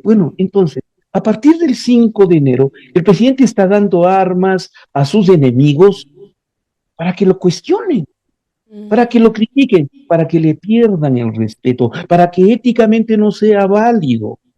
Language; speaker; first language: Spanish; native; Spanish